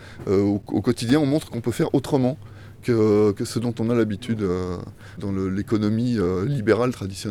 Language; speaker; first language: French; native; French